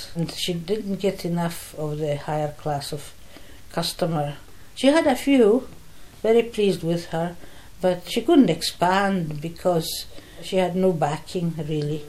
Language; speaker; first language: English; non-native, fluent; Polish